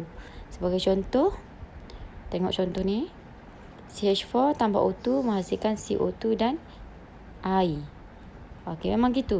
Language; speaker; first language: Malay; native; Malay